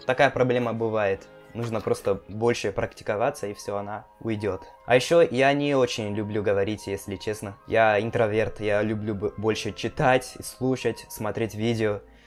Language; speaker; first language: Russian; non-native, fluent; Portuguese